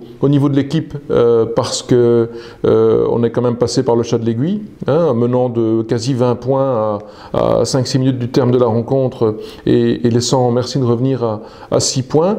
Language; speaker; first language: French; native; French